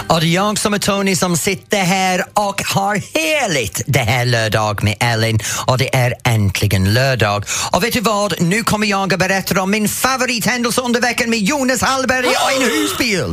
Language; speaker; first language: Swedish; non-native, fluent; English